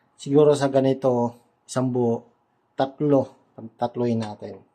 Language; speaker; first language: Filipino; non-native, local second language; Bikol